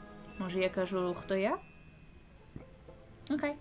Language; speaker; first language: Ukrainian; early bilingual, heritage; English